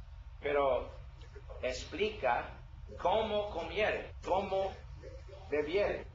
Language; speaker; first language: Spanish; non-native, learner; English